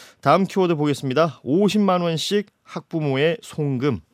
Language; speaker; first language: Korean; native; Korean